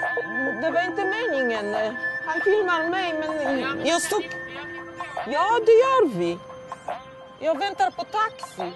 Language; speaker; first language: Swedish; non-native, fluent; Polish